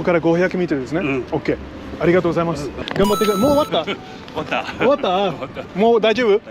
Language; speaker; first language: Japanese; non-native, learner; English